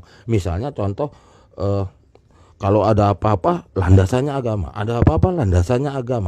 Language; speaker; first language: Indonesian; native; Indonesian